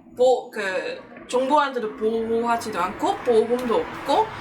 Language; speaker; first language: Korean; non-native, fluent; Dutch